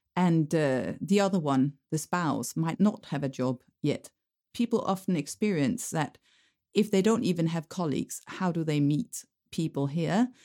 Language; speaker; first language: English; non-native, fluent; Danish